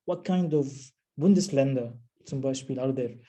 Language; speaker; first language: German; non-native, fluent; Arabic